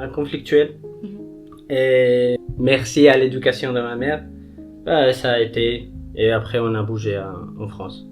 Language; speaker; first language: French; non-native, fluent; Spanish